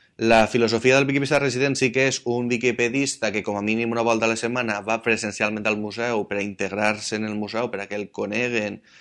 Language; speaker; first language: Catalan; native; Catalan